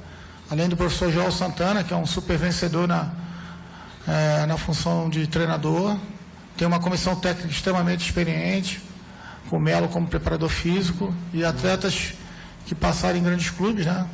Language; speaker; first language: Portuguese; native; Portuguese